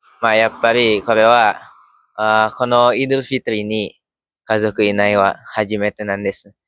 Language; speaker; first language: Japanese; non-native, learner; Indonesian